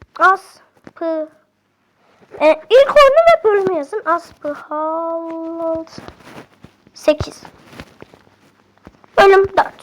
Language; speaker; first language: Turkish; native; Turkish